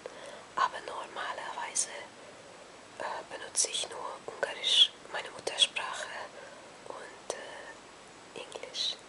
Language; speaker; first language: German; non-native, fluent; Hungarian